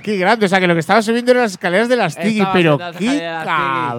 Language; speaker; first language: Spanish; native; Spanish